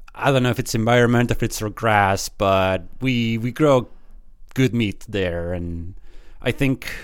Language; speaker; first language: English; early bilingual, other home language; Spanish